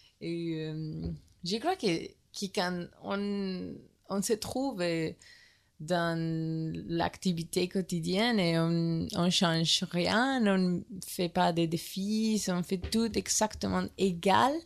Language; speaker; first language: French; non-native, learner; Spanish